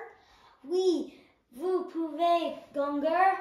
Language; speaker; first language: French; non-native, learner; English